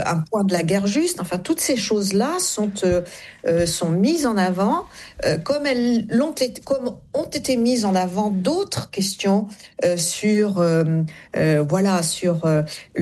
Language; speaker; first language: French; native; French